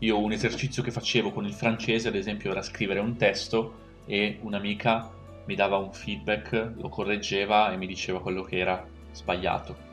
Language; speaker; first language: Italian; native; Italian